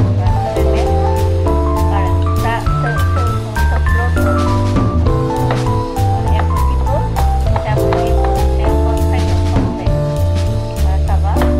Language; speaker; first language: French; non-native, fluent; Vietnamese